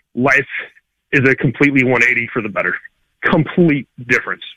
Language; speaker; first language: English; native; English